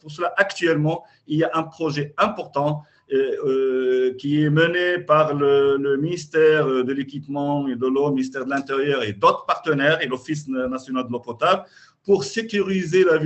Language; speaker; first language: French; non-native, local second language; Arabic